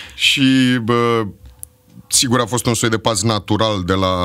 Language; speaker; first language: Romanian; native; Romanian